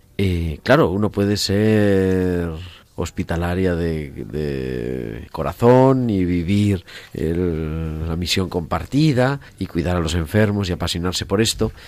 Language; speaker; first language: Spanish; native; Spanish